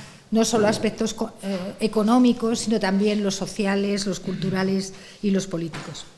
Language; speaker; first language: Spanish; native; Spanish